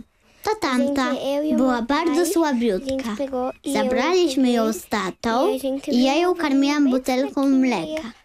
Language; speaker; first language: Polish; early bilingual, heritage; Portuguese